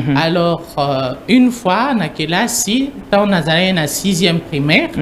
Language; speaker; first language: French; non-native, local second language; Lingala